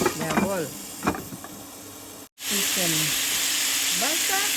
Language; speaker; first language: German; non-native, learner; Thai